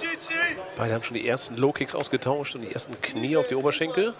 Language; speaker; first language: German; native; German